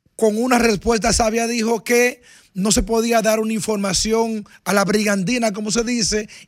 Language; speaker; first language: Spanish; native; Spanish